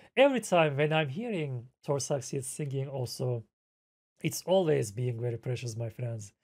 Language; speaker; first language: English; non-native, fluent; Turkish